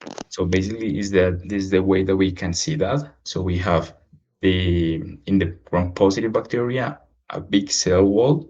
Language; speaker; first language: English; non-native, learner; Spanish